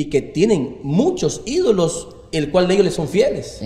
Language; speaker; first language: Spanish; native; Spanish